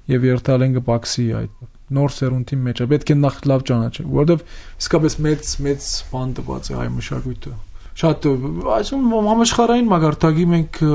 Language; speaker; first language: Armenian; early bilingual, heritage; Armenian